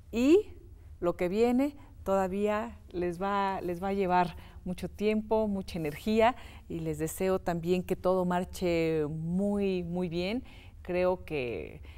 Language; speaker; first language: Spanish; native; Spanish